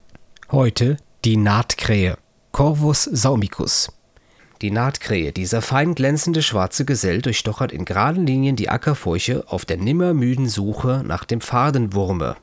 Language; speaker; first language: German; native; German